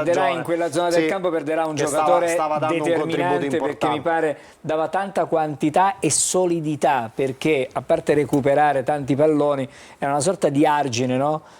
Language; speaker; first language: Italian; native; Italian